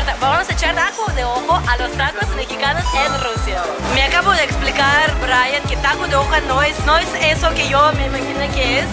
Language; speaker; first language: Spanish; non-native, fluent; Russian